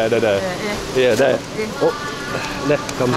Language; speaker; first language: Korean; non-native, learner; Dutch